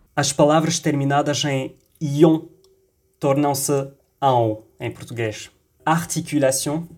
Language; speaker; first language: Portuguese; non-native, fluent; Arabic